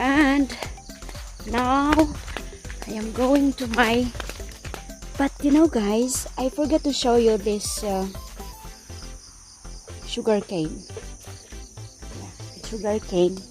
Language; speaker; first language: English; non-native, local second language; Filipino